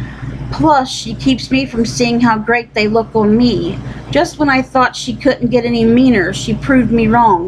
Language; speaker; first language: English; native; English